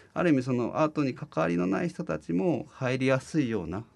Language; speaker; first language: Japanese; native; Japanese